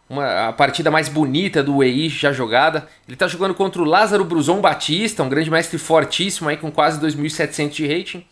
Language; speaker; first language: Portuguese; native; Portuguese